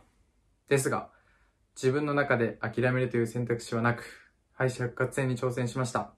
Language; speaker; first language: Japanese; native; Japanese